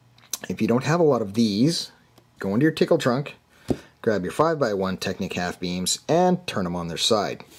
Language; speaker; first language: English; native; English